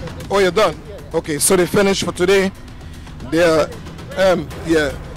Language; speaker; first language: English; native; English